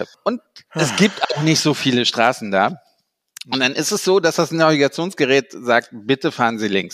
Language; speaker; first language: German; native; German